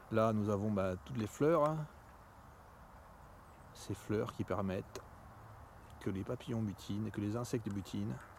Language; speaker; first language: French; native; French